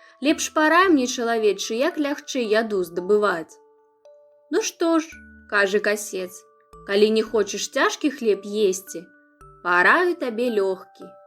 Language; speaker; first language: Belarusian; non-native, local second language; Russian